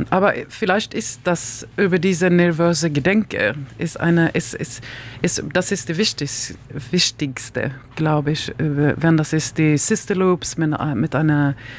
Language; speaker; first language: German; non-native, learner; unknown